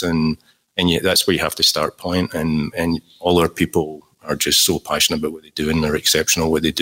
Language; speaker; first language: English; native; English